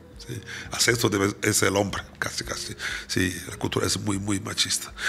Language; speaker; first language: Spanish; non-native, fluent; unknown